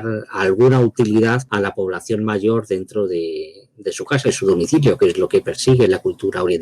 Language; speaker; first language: Spanish; native; Spanish